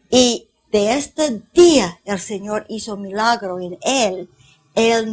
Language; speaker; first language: Spanish; non-native, fluent; English